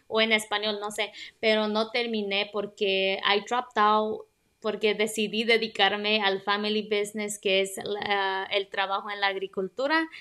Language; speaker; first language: Spanish; native; Spanish